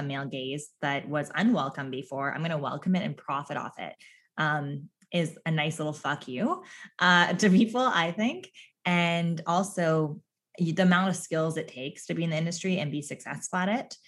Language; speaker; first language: English; native; English